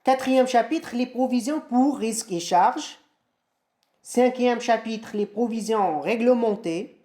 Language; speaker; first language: French; non-native, local second language; Arabic